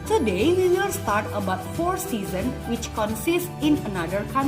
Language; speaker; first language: English; non-native, fluent; Indonesian